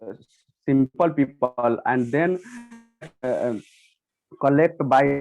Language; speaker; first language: English; non-native, learner; Hindi